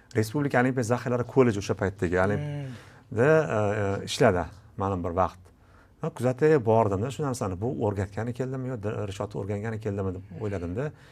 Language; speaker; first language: Uzbek; native; Uzbek